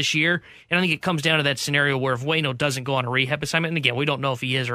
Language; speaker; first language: English; native; English